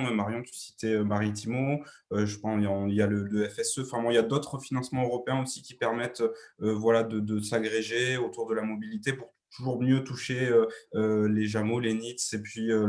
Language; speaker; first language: French; native; French